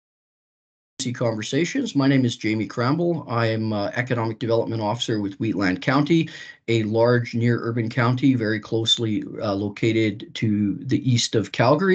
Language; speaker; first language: English; native; English